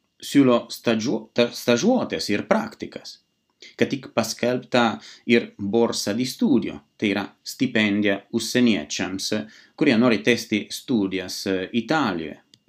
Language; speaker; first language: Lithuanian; non-native, fluent; Italian